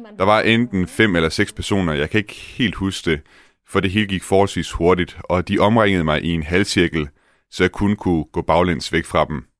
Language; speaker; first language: Danish; native; Danish